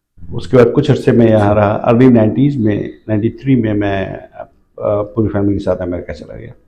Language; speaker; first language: Urdu; native; Urdu